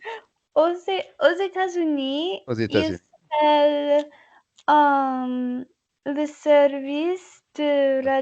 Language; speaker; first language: French; non-native, learner; English